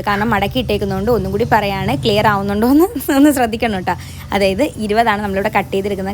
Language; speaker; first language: Malayalam; native; Malayalam